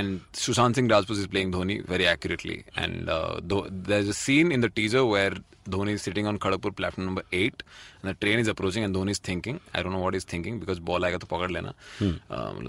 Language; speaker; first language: English; non-native, local second language; Odia